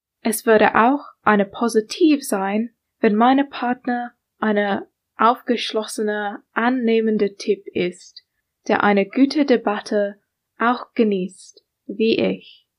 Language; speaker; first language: German; non-native, learner; English